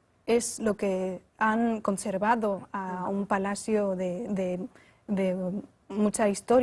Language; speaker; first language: Spanish; non-native, fluent; Chinese